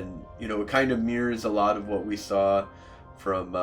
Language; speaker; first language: English; native; English